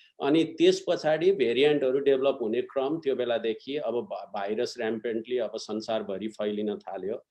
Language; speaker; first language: Nepali; native; Nepali